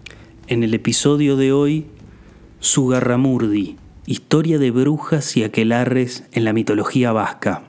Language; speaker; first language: Spanish; native; Spanish